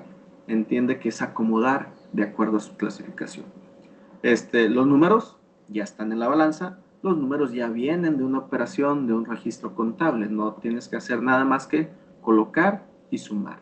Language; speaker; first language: Spanish; native; Spanish